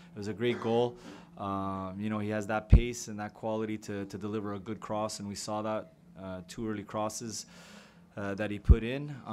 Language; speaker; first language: English; early bilingual, other home language; French